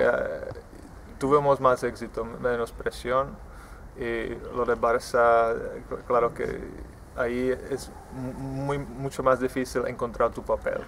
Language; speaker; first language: Spanish; non-native, fluent; Czech